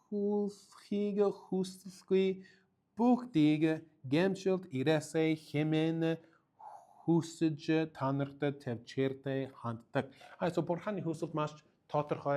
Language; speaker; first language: Mongolian; non-native, learner; English